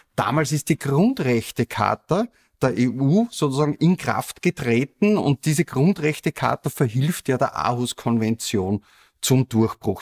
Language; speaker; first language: German; native; German